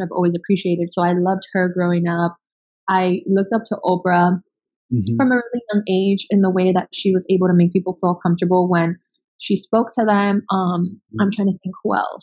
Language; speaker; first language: English; early bilingual, other home language; Spanish